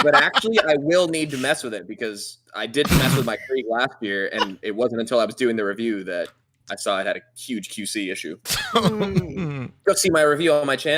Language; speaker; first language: English; native; English